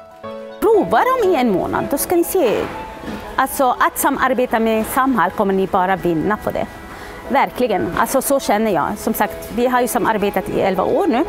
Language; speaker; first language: Swedish; non-native, fluent; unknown